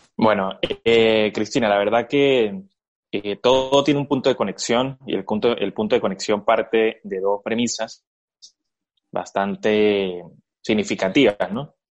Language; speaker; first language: Spanish; native; Spanish